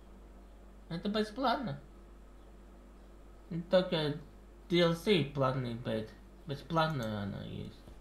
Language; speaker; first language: Russian; non-native, learner; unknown